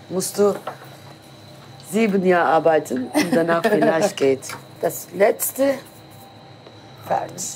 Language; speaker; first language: German; non-native, learner; Turkish